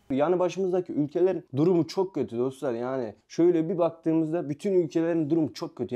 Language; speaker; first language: Turkish; native; Turkish